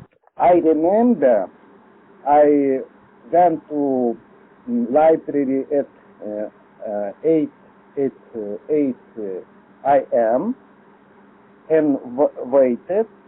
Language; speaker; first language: English; non-native, learner; Lithuanian